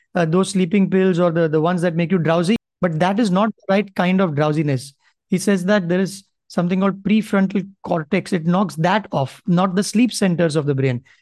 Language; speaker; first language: English; non-native, local second language; Marathi